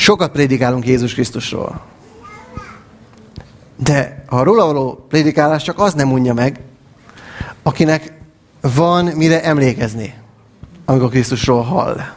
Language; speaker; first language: Hungarian; native; Hungarian